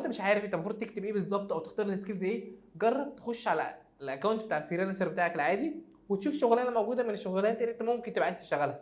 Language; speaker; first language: Arabic; native; Arabic